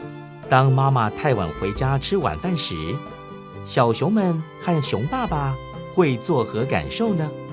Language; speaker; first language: Chinese; native; Chinese